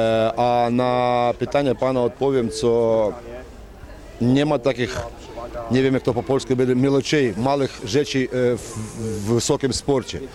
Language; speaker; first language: Polish; non-native, learner; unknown